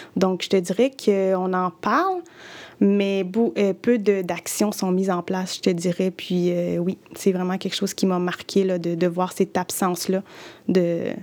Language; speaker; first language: French; early bilingual, other home language; Spanish